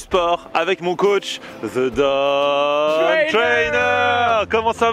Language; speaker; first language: French; native; French